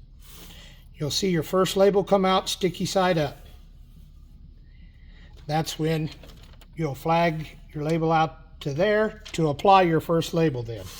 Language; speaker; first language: English; native; English